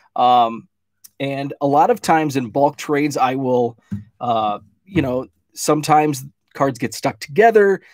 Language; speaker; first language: English; native; English